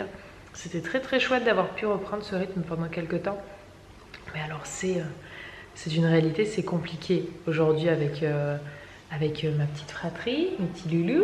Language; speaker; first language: French; native; French